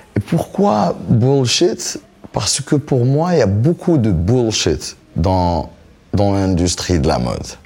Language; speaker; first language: French; non-native, local second language; Arabic